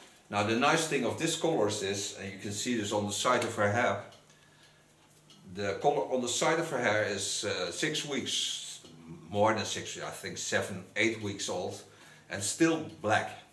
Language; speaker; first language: English; non-native, fluent; Dutch